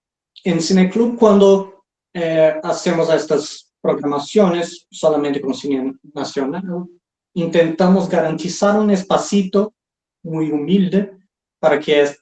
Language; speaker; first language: Spanish; non-native, fluent; Portuguese